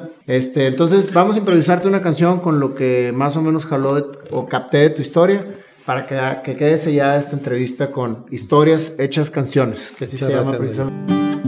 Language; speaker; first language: Spanish; native; Spanish